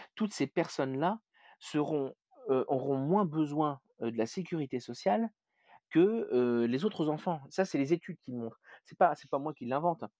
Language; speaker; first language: French; native; French